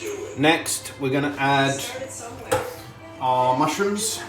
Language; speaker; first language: English; native; English